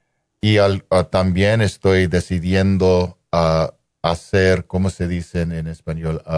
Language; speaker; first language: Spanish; non-native, fluent; English